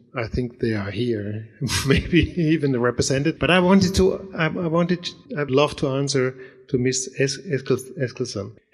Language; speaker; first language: English; non-native, fluent; German